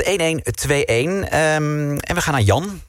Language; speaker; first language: Dutch; native; Dutch